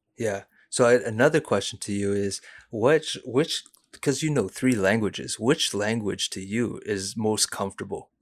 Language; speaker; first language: English; early bilingual, other home language; Cantonese